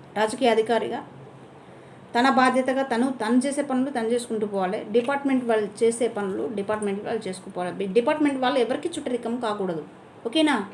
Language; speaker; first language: Telugu; native; Telugu